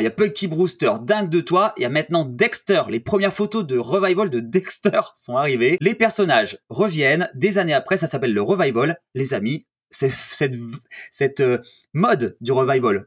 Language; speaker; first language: French; native; French